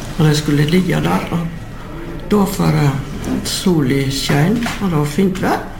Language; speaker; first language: Norwegian; native; Norwegian